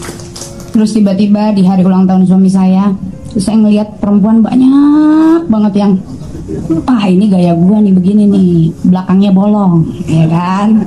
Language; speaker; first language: Indonesian; native; Indonesian